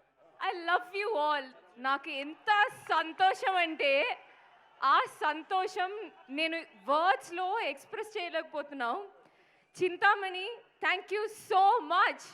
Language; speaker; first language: Telugu; non-native, learner; Malayalam